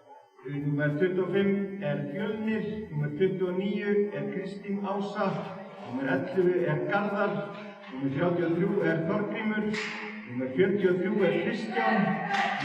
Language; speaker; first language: Icelandic; native; Icelandic